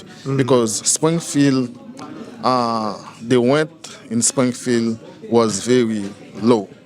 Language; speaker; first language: English; non-native, learner; Haitian Creole